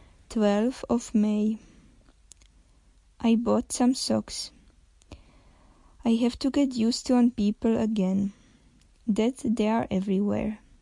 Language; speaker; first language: English; non-native, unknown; Czech